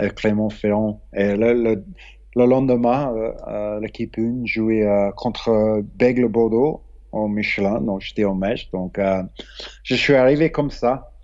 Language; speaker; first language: French; non-native, fluent; English